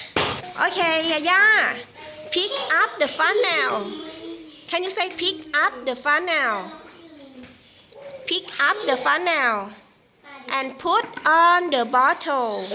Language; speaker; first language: English; non-native, fluent; Thai